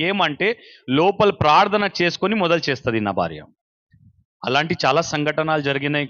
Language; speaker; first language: Telugu; non-native, local second language; Urdu